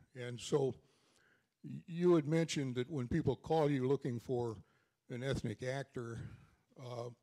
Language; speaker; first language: English; native; English